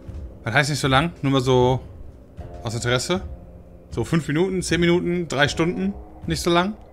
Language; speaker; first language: German; native; German